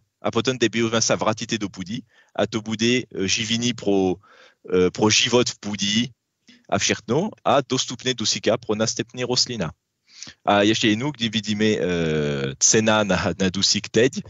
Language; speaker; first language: Czech; non-native, learner; French